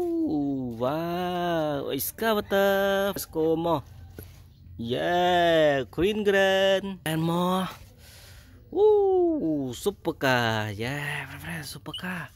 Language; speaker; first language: English; non-native, learner; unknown